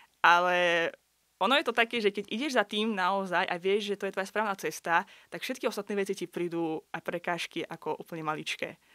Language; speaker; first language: Slovak; non-native, fluent; Azerbaijani